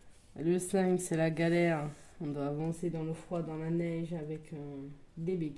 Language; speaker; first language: French; native; French